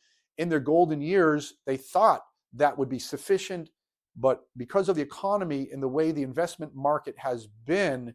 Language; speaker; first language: English; native; English